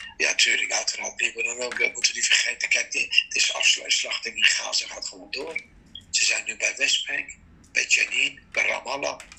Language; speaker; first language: Dutch; non-native, fluent; Persian